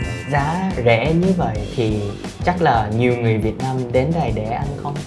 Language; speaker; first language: Vietnamese; non-native, fluent; Korean